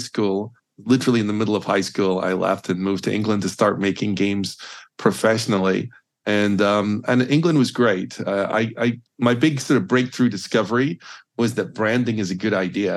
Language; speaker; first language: English; native; English